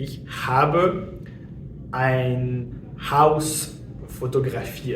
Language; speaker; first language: German; non-native, fluent; French